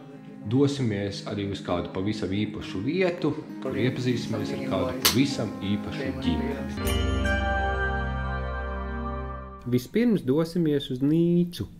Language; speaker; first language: Latvian; native; Latvian